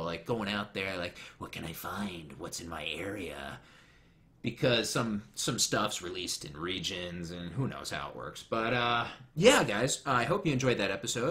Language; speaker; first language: English; native; English